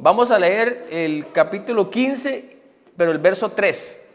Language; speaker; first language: Spanish; native; Spanish